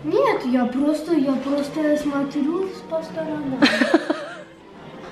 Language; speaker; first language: Russian; early bilingual, heritage; Russian